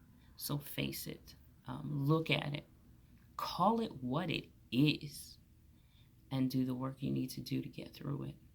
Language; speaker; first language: English; native; English